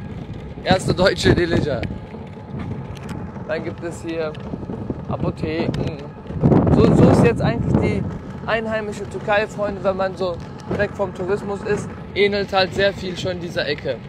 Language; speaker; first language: German; non-native, fluent; Turkish